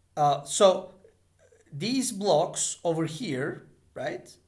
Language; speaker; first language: English; non-native, fluent; Turkish